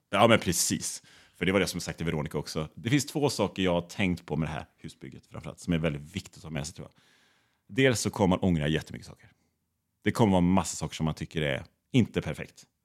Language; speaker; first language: Swedish; native; Swedish